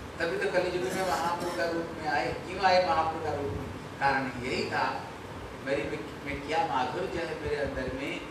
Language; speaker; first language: Hindi; non-native, local second language; Bangla